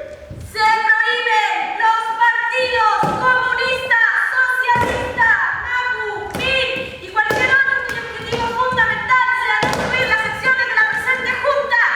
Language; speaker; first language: Spanish; native; Spanish